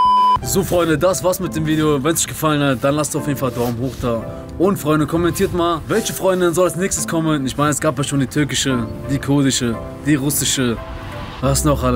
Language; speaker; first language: German; native; German